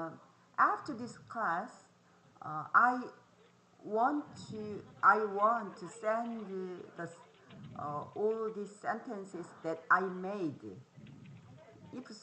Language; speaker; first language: English; non-native, fluent; Korean